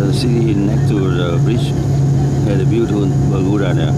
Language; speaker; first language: English; non-native, learner; Vietnamese